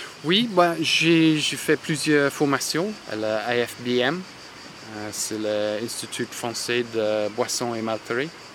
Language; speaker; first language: French; non-native, fluent; English